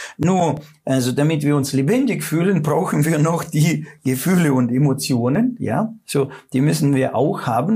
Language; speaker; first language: German; non-native, fluent; Russian